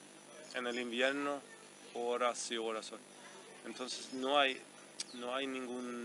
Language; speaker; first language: Spanish; non-native, fluent; Swedish